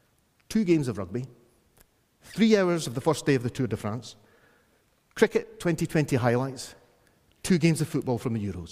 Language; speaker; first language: English; native; English